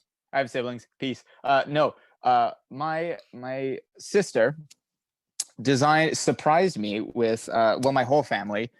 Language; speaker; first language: English; native; English